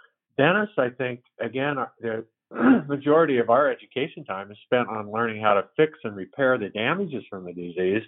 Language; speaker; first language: English; native; English